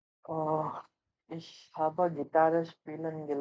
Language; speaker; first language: German; non-native, learner; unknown